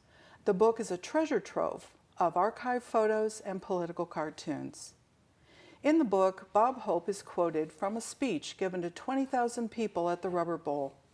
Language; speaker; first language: English; native; English